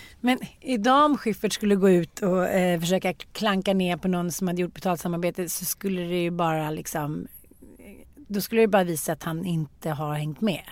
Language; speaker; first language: Swedish; native; Swedish